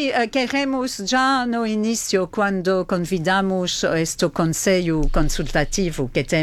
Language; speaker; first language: Portuguese; non-native, fluent; French